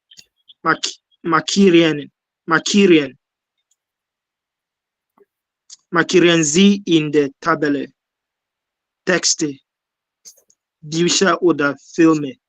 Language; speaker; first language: German; non-native, learner; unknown